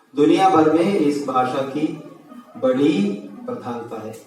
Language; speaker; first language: Hindi; non-native, local second language; Malayalam